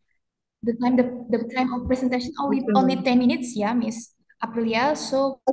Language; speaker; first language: English; non-native, fluent; Indonesian